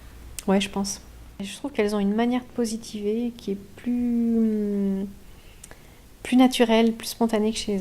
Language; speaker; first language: French; native; French